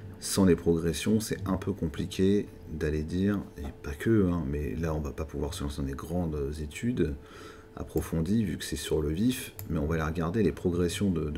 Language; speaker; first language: French; native; French